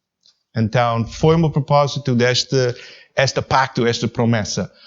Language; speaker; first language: Portuguese; non-native, learner; English